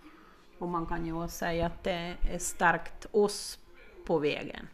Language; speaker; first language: Swedish; native; Swedish